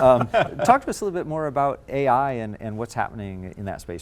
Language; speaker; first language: English; native; English